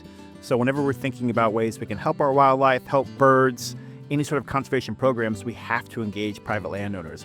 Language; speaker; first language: English; native; English